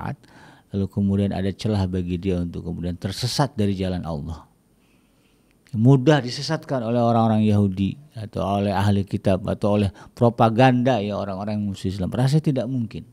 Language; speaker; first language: Indonesian; native; Indonesian